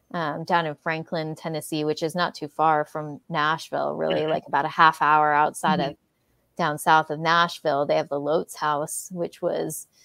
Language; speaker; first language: English; native; English